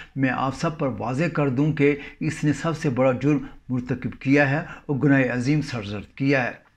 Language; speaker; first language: Urdu; native; Urdu